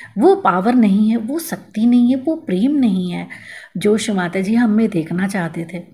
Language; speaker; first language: Hindi; native; Hindi